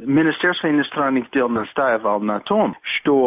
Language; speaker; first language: Russian; non-native, fluent; English